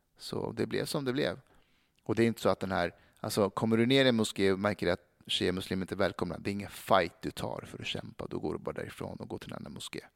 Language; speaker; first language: Swedish; early bilingual, other home language; Persian